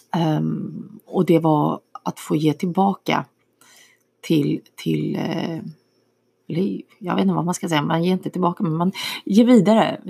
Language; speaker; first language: Swedish; early bilingual, other home language; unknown